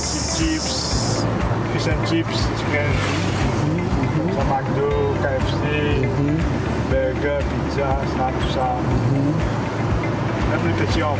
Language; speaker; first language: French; non-native, local second language; Morisyen